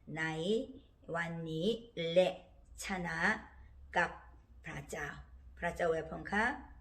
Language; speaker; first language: Thai; non-native, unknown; Korean